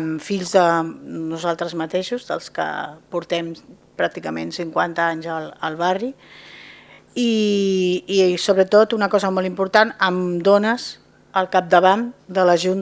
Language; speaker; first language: Catalan; non-native, local second language; Spanish